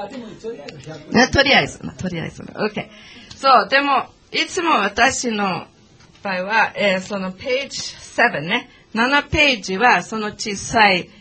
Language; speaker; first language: Japanese; non-native, learner; English